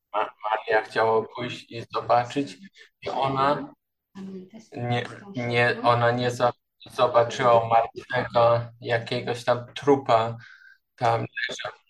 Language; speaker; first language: Polish; non-native, learner; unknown